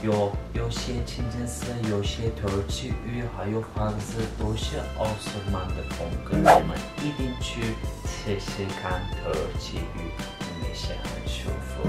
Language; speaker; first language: Chinese; non-native, learner; Turkish